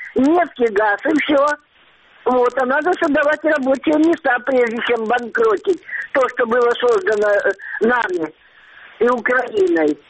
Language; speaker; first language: Russian; native; Russian